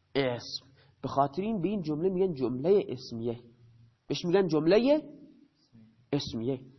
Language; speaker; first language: Persian; non-native, local second language; Baluchi